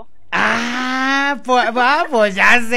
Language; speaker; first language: Spanish; native; Spanish